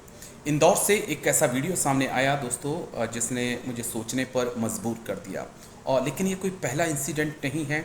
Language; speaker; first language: Hindi; native; Hindi